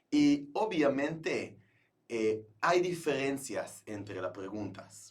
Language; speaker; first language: Spanish; non-native, fluent; Hebrew